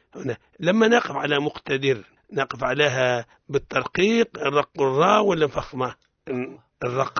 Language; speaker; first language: Arabic; native; Arabic